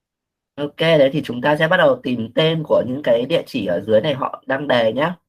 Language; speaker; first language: Vietnamese; native; Vietnamese